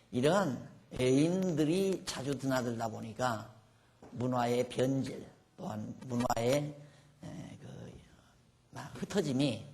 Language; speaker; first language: Korean; native; Korean